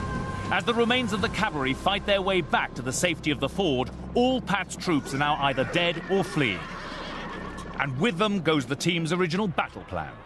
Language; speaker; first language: English; native; English